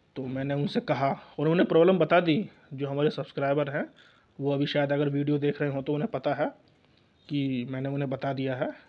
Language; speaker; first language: Hindi; native; Hindi